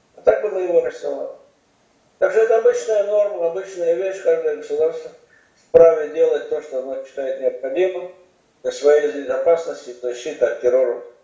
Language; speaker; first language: Russian; native; Russian